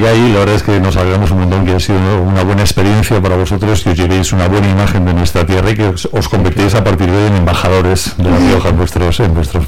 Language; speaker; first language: Spanish; native; Spanish